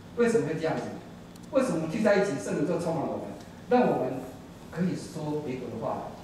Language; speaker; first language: Chinese; native; Chinese